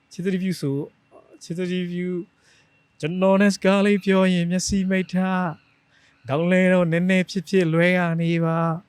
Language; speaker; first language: Burmese; native; Burmese